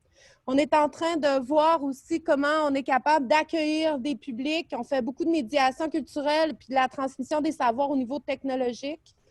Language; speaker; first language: French; native; French